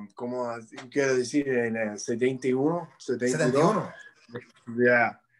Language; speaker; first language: Spanish; early bilingual, heritage; Spanish